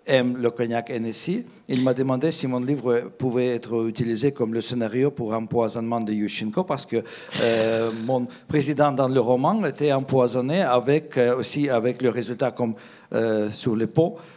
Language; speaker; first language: French; non-native, fluent; Russian